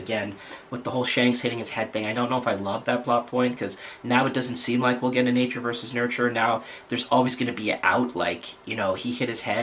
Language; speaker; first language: English; native; English